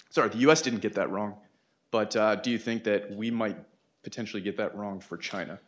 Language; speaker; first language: English; native; English